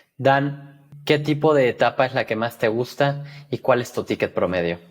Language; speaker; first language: Spanish; native; Spanish